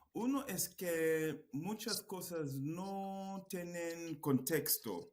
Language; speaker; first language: Spanish; non-native, fluent; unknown